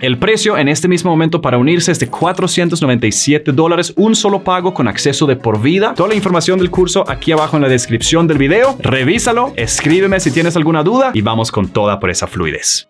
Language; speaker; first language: Spanish; native; Spanish